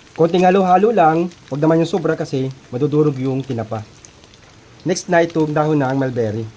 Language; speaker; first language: Filipino; native; Filipino